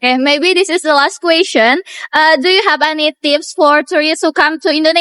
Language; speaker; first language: English; non-native, learner; Indonesian